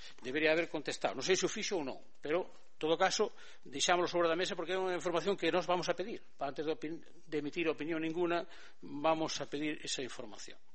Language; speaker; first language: Galician; native; Galician